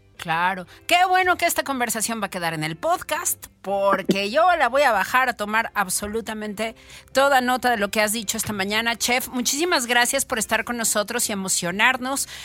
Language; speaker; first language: Spanish; native; Spanish